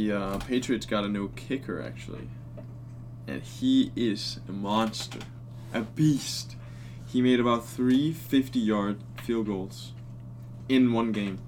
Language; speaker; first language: English; non-native, fluent; Danish